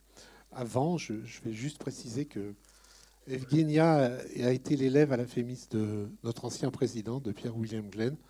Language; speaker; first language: French; native; French